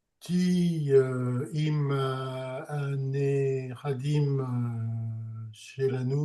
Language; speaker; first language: Hebrew; non-native, learner; French